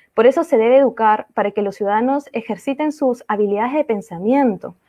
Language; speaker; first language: Spanish; native; Spanish